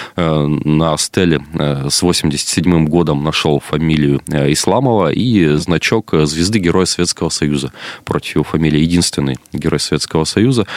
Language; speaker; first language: Russian; native; Russian